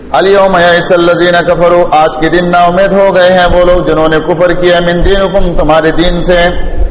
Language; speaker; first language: Urdu; non-native, local second language; Pashto